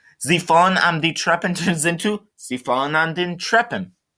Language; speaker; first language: German; non-native, learner; English